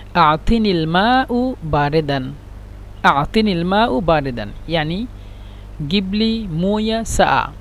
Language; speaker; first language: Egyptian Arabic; non-native, learner; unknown